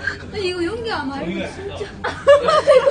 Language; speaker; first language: Korean; non-native, fluent; Japanese